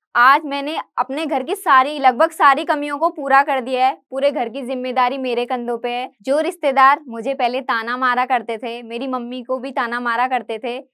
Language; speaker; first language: Hindi; native; Hindi